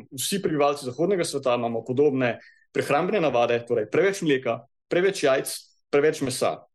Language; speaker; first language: Slovenian; native; Slovenian